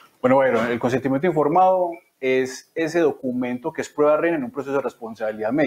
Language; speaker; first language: Spanish; native; Spanish